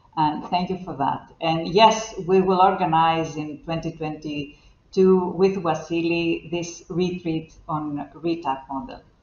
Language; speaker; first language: English; non-native, fluent; Greek